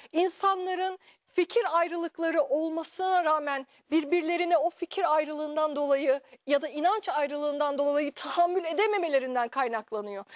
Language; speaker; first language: Turkish; native; Turkish